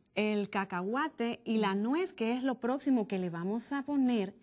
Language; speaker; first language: Spanish; native; Spanish